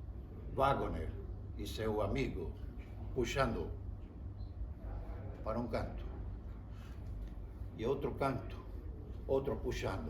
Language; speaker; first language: Portuguese; non-native, fluent; Spanish